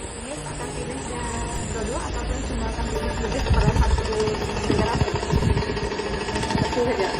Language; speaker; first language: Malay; non-native, local second language; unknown